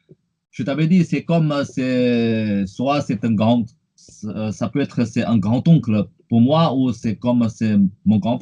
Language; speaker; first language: French; non-native, fluent; Chinese